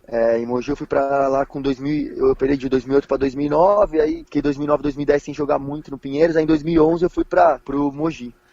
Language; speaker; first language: Portuguese; native; Portuguese